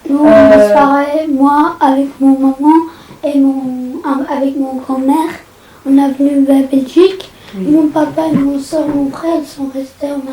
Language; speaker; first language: French; non-native, learner; Armenian